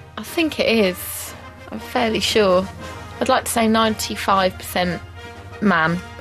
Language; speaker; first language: English; native; English